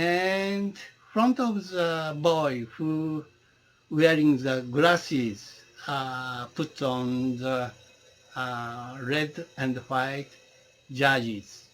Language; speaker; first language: English; non-native, learner; Japanese